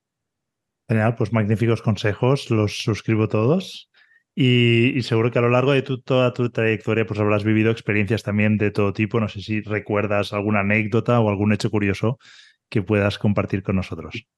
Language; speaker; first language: Spanish; native; Spanish